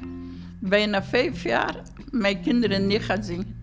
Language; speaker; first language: Dutch; non-native, learner; Turkish